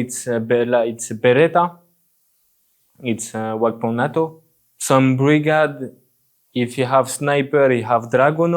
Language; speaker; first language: English; non-native, learner; French